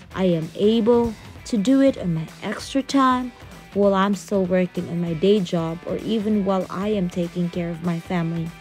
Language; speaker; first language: English; non-native, local second language; Cebuano